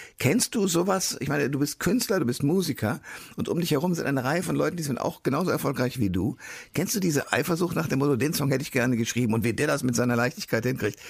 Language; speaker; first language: German; native; German